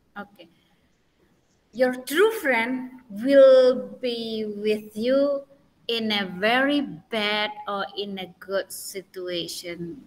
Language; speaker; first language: English; non-native, learner; Indonesian